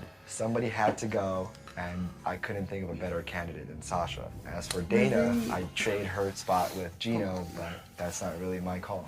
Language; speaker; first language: English; native; English